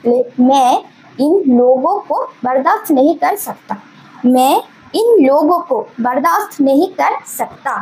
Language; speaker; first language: Hindi; non-native, local second language; Bangla